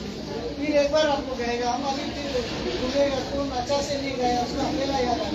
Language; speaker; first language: Hindi; non-native, local second language; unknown